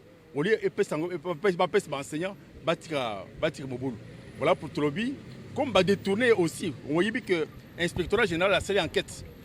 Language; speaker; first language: French; non-native, local second language; Lingala